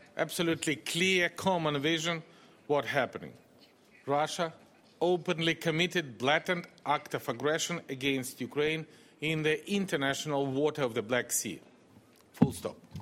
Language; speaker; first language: English; non-native, fluent; Russian